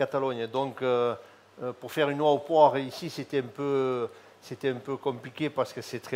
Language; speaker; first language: French; native; French